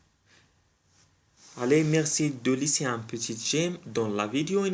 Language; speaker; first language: French; non-native, local second language; Arabic